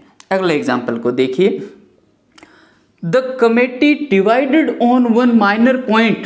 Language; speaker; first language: Hindi; native; Hindi